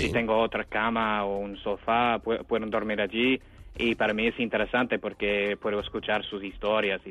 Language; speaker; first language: Spanish; non-native, fluent; English